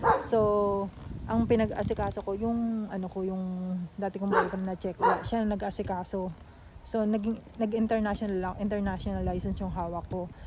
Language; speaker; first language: Filipino; native; Filipino